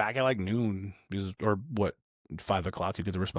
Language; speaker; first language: English; native; English